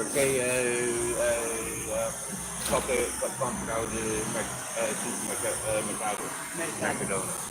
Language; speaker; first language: Spanish; non-native, learner; English